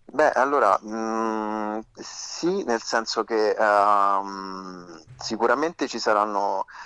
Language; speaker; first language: Italian; native; Italian